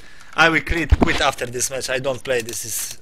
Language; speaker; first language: English; non-native, learner; Polish